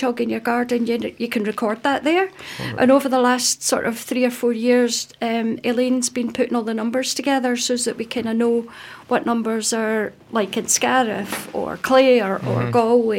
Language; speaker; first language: English; native; English